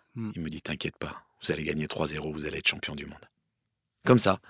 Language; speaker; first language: French; native; French